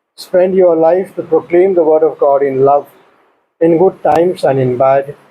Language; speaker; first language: English; non-native, local second language; Kannada